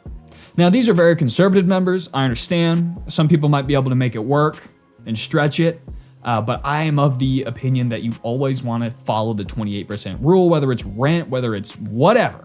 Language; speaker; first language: English; native; English